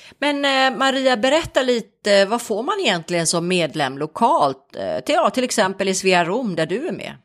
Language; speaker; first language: Swedish; native; Swedish